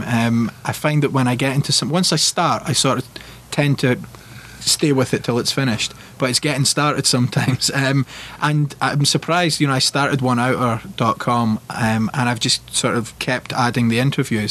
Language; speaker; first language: English; native; English